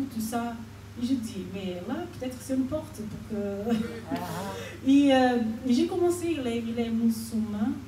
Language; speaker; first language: French; non-native, fluent; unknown